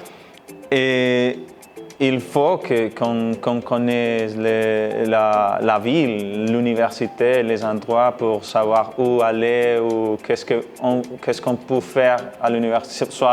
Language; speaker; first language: French; non-native, fluent; Spanish